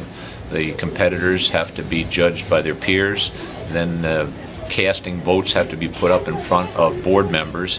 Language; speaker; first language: English; native; English